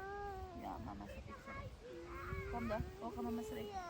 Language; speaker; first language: Swedish; non-native, learner; Cebuano